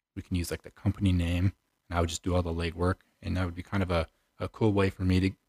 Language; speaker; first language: English; native; English